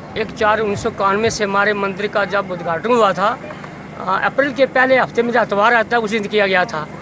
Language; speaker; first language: Urdu; non-native, local second language; Dogri